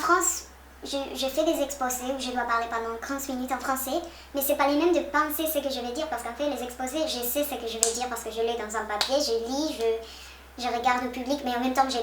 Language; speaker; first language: French; non-native, fluent; Spanish